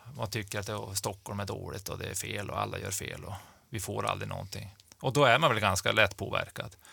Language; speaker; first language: Swedish; native; Swedish